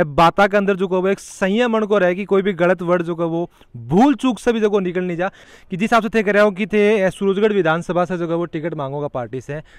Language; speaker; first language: Hindi; native; Hindi